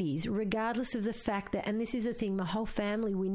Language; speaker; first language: English; non-native, local second language; Croatian